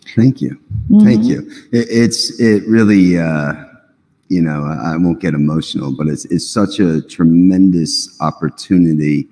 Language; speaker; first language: English; native; English